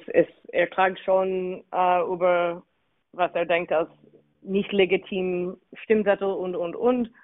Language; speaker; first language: German; non-native, fluent; English